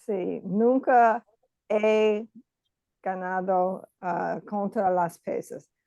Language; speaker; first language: Spanish; non-native, learner; English